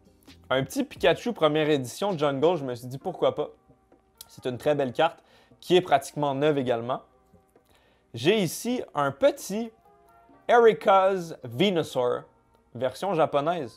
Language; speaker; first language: French; native; French